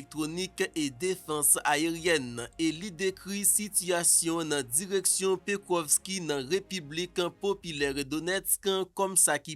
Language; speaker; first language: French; non-native, local second language; Haitian Creole